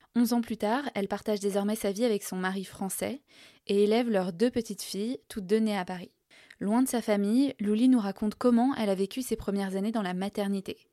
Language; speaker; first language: French; native; French